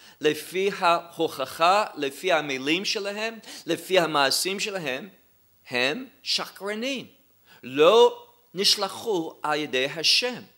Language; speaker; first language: Hebrew; non-native, fluent; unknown